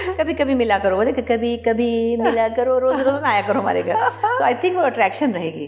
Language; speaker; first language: Urdu; native; Urdu